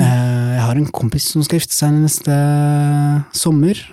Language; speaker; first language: Norwegian; early bilingual, other home language; Somali